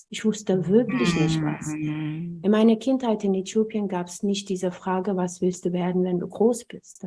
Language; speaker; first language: German; non-native, fluent; Amharic